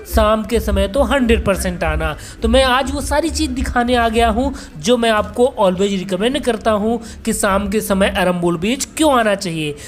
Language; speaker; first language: Hindi; native; Hindi